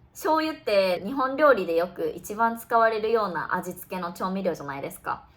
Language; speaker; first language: Japanese; native; Japanese